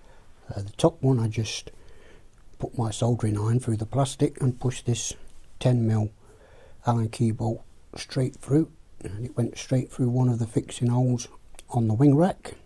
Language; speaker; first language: English; native; English